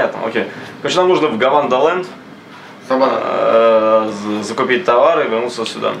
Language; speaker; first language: Russian; native; Russian